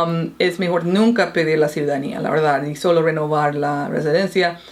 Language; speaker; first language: Spanish; non-native, fluent; English